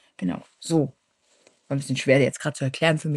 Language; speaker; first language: German; native; German